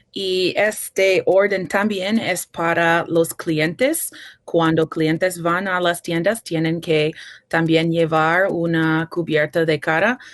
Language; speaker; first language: Spanish; non-native, fluent; English